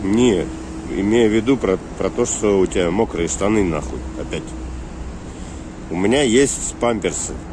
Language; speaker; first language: Russian; native; Russian